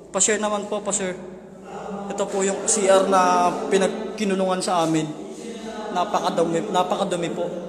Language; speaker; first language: Filipino; non-native, local second language; Iloko